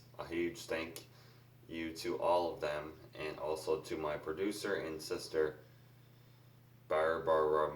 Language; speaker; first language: English; native; English